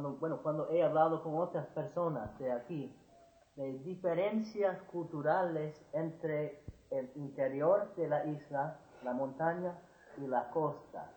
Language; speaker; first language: Spanish; non-native, fluent; English